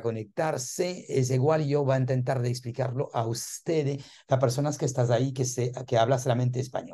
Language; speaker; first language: Spanish; non-native, learner; French